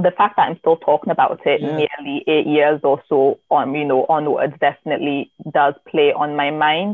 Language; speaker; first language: English; native; English